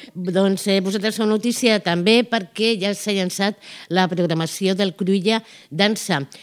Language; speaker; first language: Catalan; native; Catalan